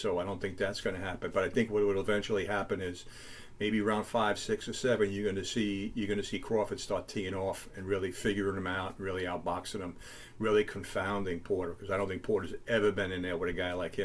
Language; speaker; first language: English; native; English